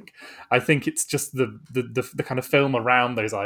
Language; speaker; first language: English; native; English